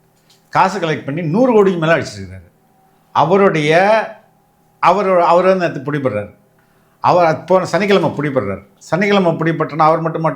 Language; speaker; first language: Tamil; native; Tamil